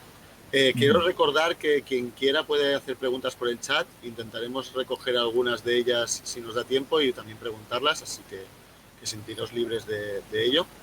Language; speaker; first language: Spanish; native; Spanish